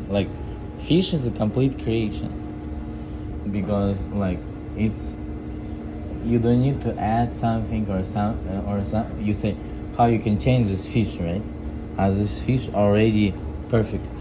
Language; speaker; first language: English; non-native, fluent; Russian